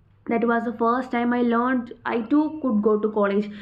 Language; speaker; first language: English; non-native, local second language; Malayalam